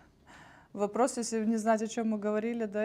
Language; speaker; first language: Russian; non-native, fluent; Estonian